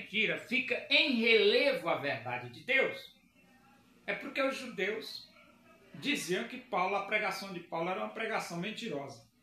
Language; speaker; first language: Portuguese; native; Portuguese